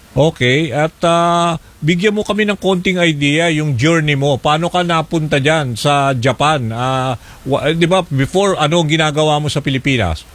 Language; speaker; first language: Filipino; native; Filipino